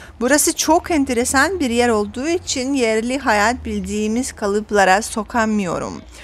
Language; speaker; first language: Turkish; non-native, fluent; Russian